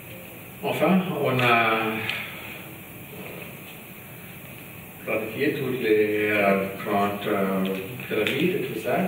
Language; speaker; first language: French; non-native, learner; German